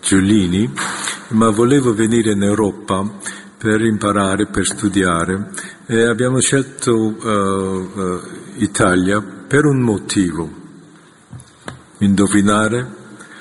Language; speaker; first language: Italian; non-native, fluent; Korean